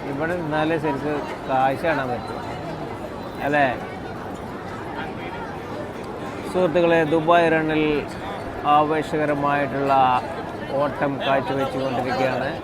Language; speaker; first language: Malayalam; native; Malayalam